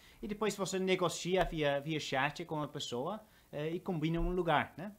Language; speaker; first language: Portuguese; non-native, fluent; Dutch